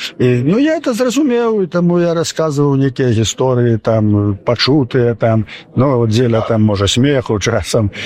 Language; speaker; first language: Belarusian; native; Belarusian